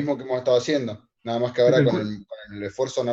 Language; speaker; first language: Spanish; native; Spanish